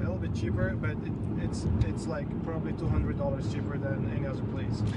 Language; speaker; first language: English; non-native, fluent; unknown